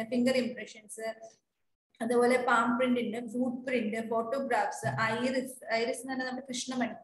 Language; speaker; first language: English; non-native, local second language; Malayalam